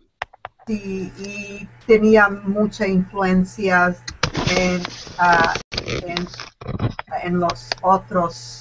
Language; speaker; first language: Spanish; non-native, learner; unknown